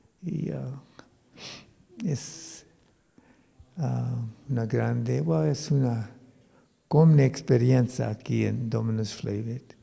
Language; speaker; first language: Spanish; non-native, fluent; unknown